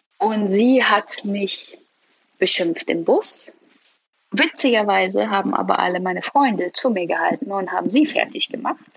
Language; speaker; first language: German; early bilingual, other home language; Persian